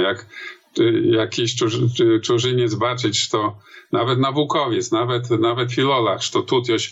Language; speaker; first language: Polish; non-native, learner; Belarusian